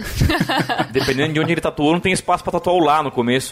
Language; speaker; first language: Portuguese; native; Portuguese